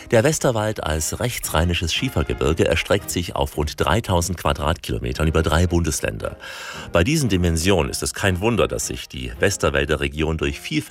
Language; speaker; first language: German; native; German